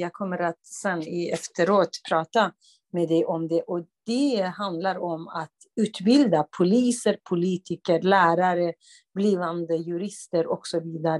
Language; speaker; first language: Swedish; non-native, fluent; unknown